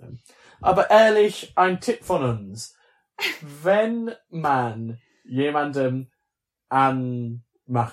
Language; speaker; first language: German; non-native, learner; English